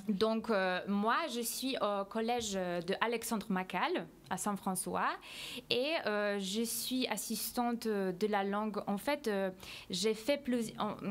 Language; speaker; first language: French; non-native, fluent; Polish